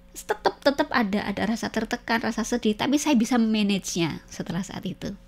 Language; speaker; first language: Indonesian; native; Indonesian